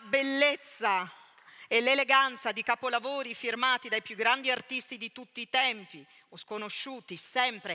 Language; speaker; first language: Italian; native; Italian